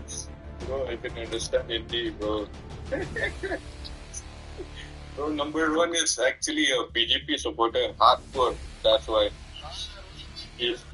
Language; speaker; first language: English; non-native, fluent; Khasi